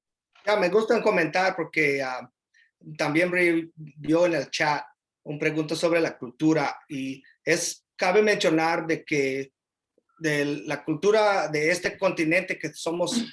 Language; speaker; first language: Spanish; early bilingual, heritage; English